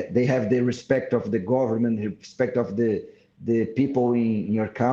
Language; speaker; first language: English; non-native, fluent; Portuguese